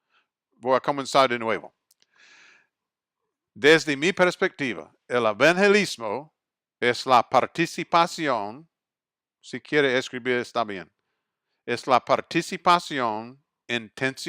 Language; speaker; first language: Spanish; non-native, fluent; English